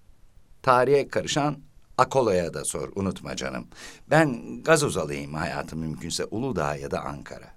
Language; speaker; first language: Turkish; native; Turkish